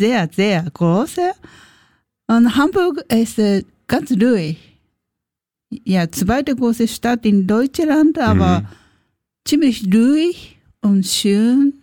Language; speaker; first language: German; non-native, learner; Japanese